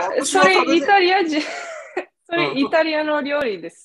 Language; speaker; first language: Japanese; non-native, fluent; Italian